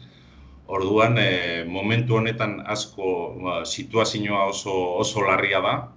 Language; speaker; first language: Basque; non-native, local second language; Spanish